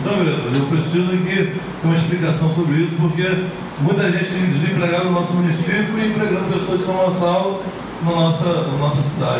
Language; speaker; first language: Portuguese; native; Portuguese